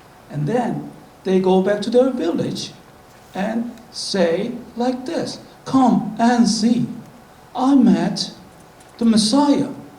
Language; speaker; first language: English; non-native, fluent; Korean